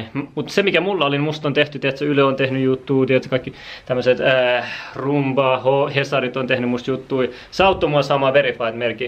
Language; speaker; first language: Finnish; native; Finnish